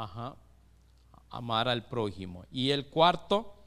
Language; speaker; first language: Spanish; non-native, fluent; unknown